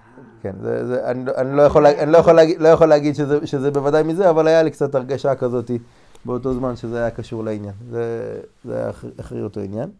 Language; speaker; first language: Hebrew; non-native, fluent; English